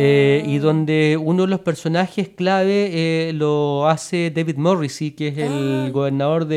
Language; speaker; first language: Spanish; native; Spanish